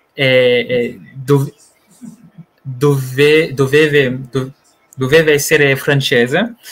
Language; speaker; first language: Italian; non-native, fluent; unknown